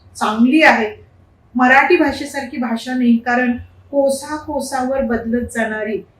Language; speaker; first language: Marathi; native; Marathi